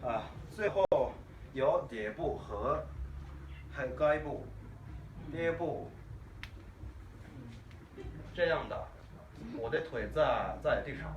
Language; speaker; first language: Chinese; non-native, learner; Kinyarwanda